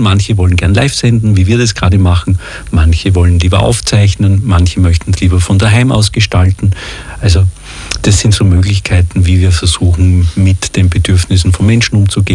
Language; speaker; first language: German; native; German